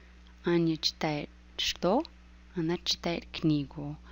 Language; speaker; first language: Russian; non-native, fluent; English